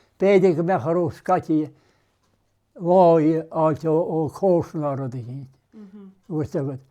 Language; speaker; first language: Irish; native; Irish